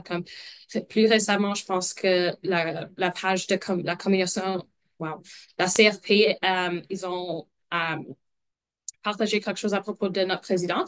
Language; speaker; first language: French; non-native, local second language; English